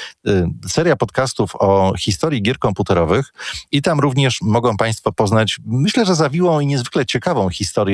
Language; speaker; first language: Polish; native; Polish